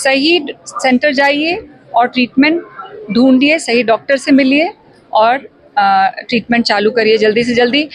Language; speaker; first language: Hindi; native; Hindi